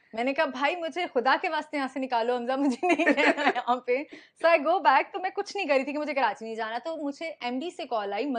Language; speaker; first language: Urdu; native; Urdu